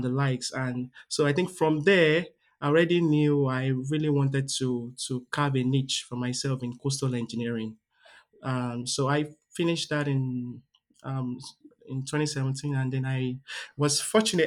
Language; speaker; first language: English; non-native, local second language; Yoruba